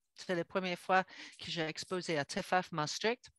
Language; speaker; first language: French; non-native, learner; English